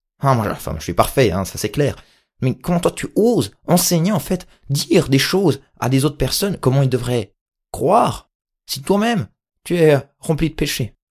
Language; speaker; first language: French; native; French